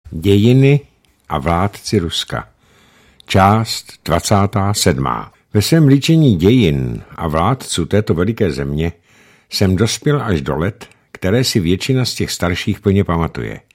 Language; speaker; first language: Czech; native; Czech